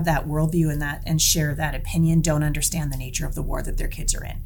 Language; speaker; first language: English; native; English